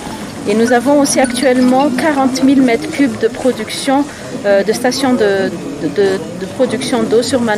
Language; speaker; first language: French; non-native, local second language; Malagasy